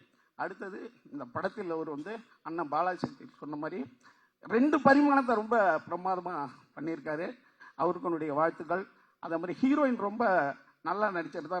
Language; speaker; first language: Tamil; native; Tamil